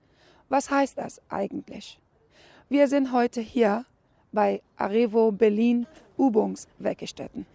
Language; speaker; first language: German; non-native, fluent; Pashto